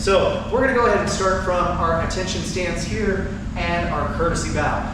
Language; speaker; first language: English; native; English